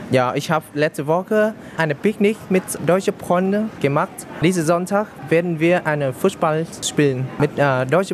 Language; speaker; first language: German; non-native, learner; Vietnamese